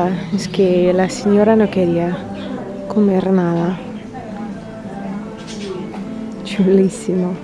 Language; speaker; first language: Spanish; non-native, fluent; Russian